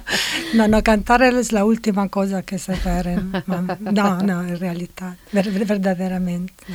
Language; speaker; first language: Catalan; non-native, fluent; Italian